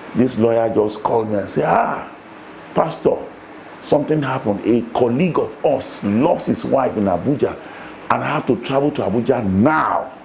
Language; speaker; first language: English; non-native, local second language; Yoruba